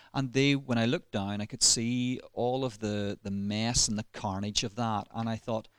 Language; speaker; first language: English; native; English